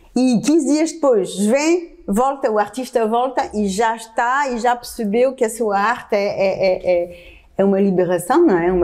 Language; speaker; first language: Portuguese; non-native, fluent; French